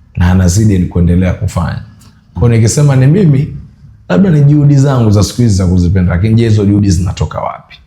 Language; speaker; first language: Swahili; native; Swahili